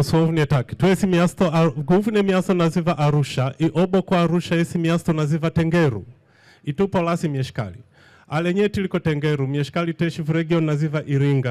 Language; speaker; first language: Polish; non-native, fluent; Swahili